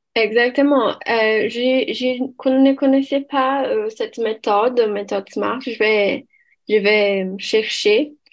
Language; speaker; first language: French; non-native, fluent; Portuguese